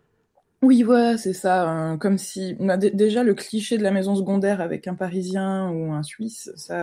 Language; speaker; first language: French; native; French